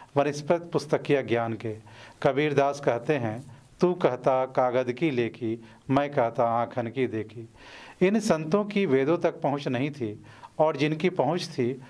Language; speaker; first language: Hindi; native; Hindi